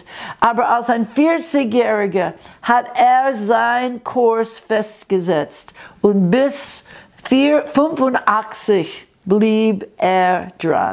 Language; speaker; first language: German; non-native, fluent; English